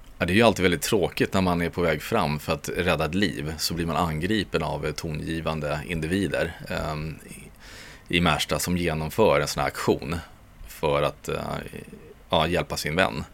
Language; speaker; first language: Swedish; native; Swedish